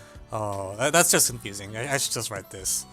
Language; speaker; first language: English; native; English